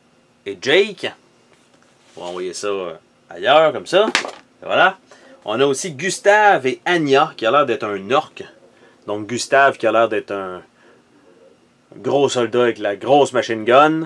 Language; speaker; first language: French; native; French